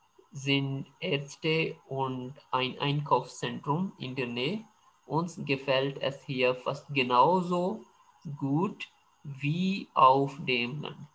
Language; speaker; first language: German; non-native, fluent; Urdu